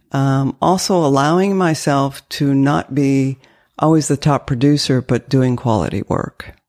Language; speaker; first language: English; early bilingual, other home language; French